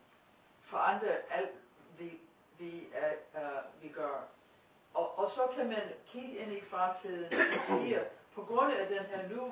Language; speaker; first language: Danish; non-native, fluent; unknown